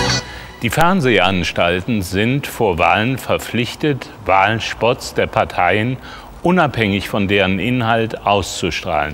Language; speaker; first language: German; native; German